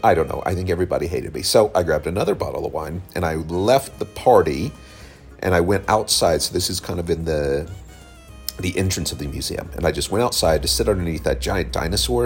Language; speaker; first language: English; native; English